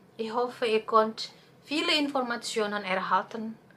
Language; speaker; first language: German; non-native, learner; Indonesian